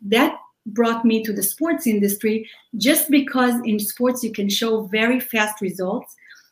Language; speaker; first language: English; non-native, fluent; Hebrew